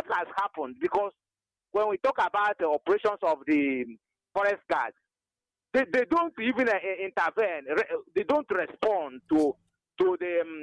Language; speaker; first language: English; non-native, local second language; Igbo